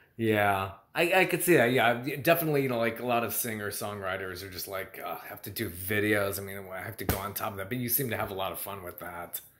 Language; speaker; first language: English; native; English